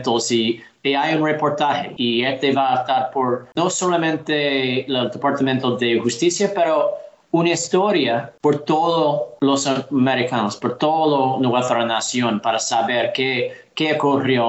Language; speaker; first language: Spanish; non-native, learner; English